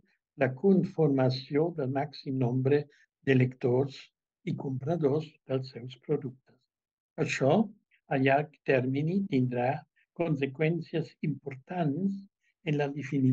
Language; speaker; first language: Catalan; non-native, fluent; German